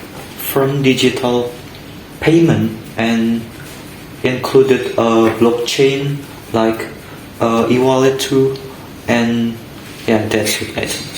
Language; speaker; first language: English; non-native, learner; Indonesian